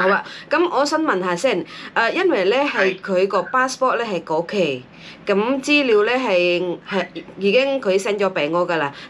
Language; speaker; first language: Cantonese; non-native, fluent; Indonesian